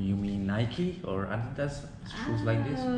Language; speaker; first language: English; non-native, learner; Hungarian